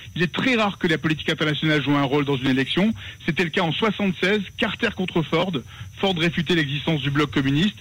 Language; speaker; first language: French; native; French